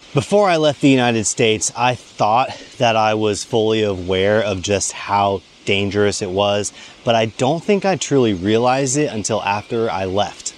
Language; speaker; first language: English; native; English